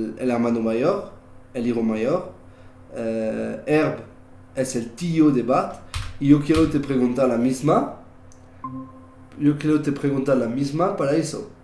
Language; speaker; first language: Spanish; non-native, learner; French